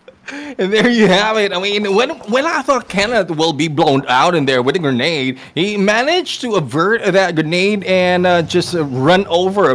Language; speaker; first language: English; non-native, local second language; Filipino